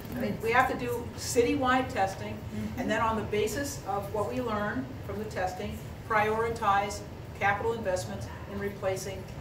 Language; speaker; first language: English; native; English